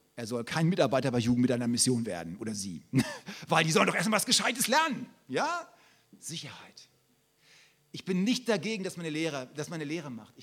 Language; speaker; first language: German; native; German